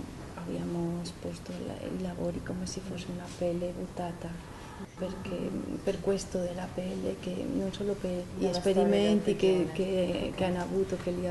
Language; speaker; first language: Italian; non-native, learner; Spanish